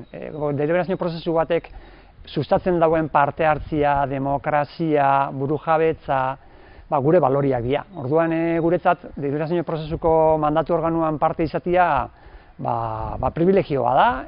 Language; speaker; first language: Basque; native; Basque